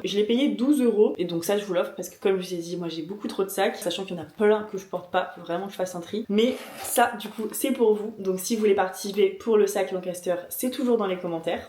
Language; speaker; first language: French; native; French